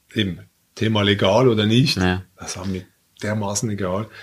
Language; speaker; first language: German; native; German